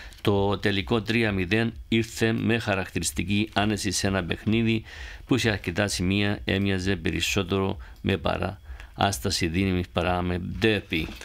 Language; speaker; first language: Greek; native; Greek